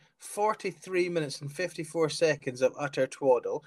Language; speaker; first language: English; native; English